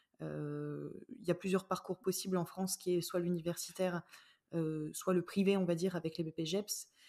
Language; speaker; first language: French; native; French